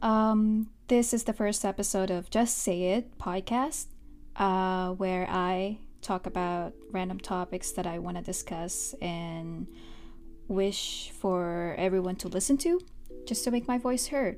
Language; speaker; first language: English; non-native, local second language; Filipino